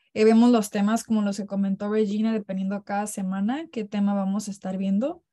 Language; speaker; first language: Spanish; early bilingual, heritage; Spanish